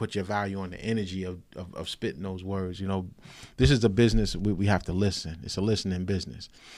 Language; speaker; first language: English; native; English